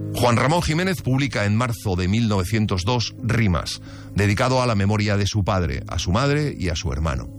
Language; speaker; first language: Spanish; native; Spanish